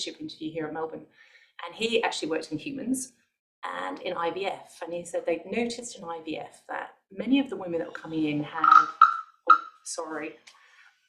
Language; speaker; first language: English; native; English